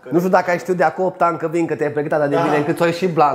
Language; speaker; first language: Romanian; native; Romanian